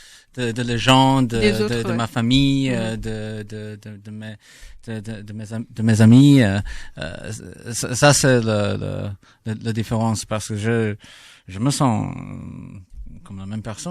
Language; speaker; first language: French; non-native, learner; English